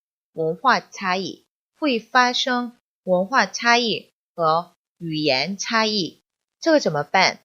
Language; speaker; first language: Chinese; non-native, fluent; Korean